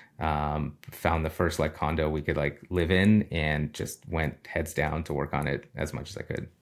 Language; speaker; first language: English; early bilingual, other home language; Russian